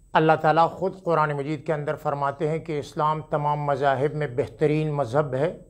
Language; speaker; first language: Urdu; non-native, local second language; Pashto